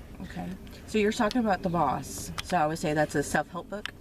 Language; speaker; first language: English; native; English